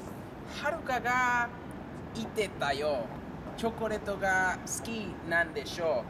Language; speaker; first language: Japanese; non-native, learner; Cantonese